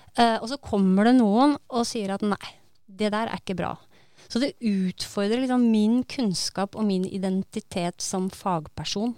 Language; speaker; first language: Norwegian; native; Norwegian